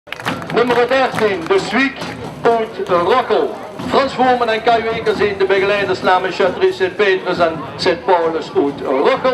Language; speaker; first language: Dutch; native; Dutch